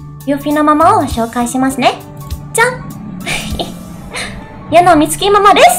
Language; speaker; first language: Japanese; non-native, learner; Indonesian